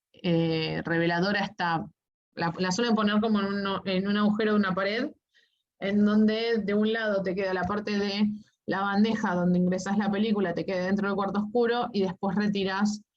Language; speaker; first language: Spanish; native; Spanish